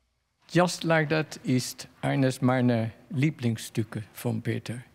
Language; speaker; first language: German; non-native, fluent; Dutch